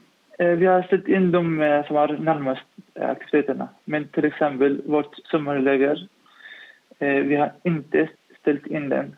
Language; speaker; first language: Swedish; non-native, fluent; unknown